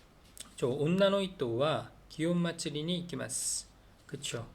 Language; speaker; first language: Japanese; non-native, learner; Korean